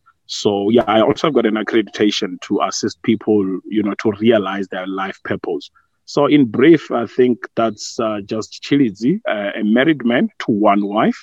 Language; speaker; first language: English; non-native, local second language; Venda